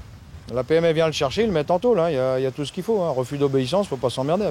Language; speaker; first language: French; native; French